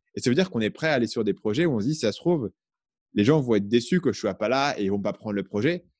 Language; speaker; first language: French; native; French